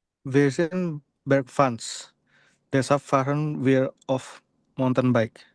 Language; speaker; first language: German; non-native, learner; Indonesian